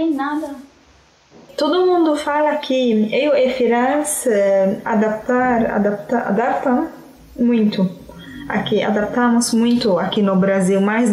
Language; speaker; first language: Portuguese; non-native, fluent; Arabic